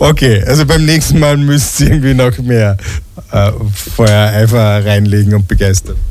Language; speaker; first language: German; native; German